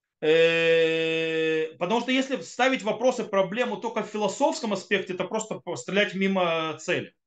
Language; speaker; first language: Russian; early bilingual, heritage; Russian